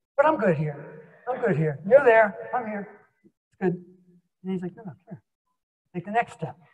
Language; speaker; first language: English; native; English